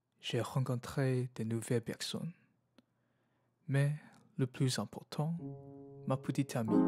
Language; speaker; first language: French; non-native, learner; Cantonese